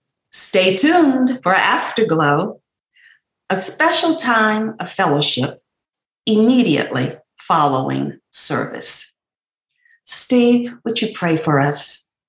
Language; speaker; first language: English; native; English